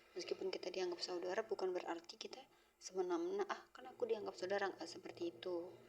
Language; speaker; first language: Indonesian; native; Indonesian